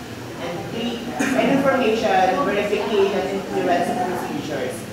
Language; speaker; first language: English; non-native, local second language; Filipino